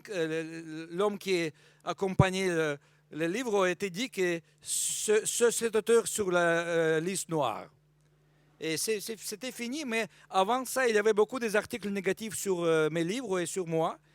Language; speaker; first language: French; non-native, fluent; Russian